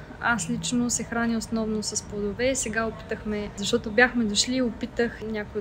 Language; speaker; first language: Bulgarian; native; Bulgarian